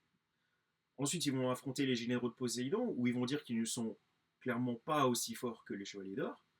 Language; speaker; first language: French; native; French